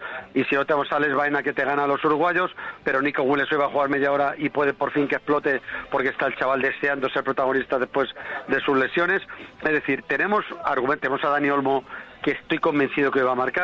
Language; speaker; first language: Spanish; native; Spanish